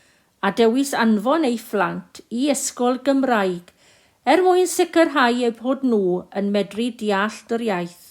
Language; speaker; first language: Welsh; non-native, local second language; English